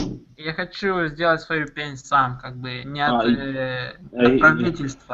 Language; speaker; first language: Russian; non-native, local second language; Romanian